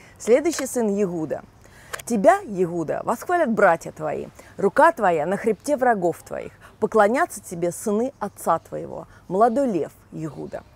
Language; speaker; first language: Russian; native; Russian